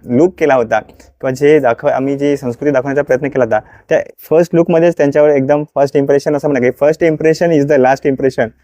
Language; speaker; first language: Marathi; native; Marathi